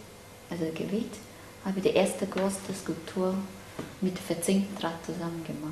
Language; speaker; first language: German; non-native, learner; Cantonese